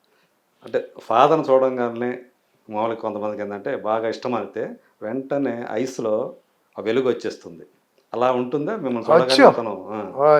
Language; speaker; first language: Telugu; native; Telugu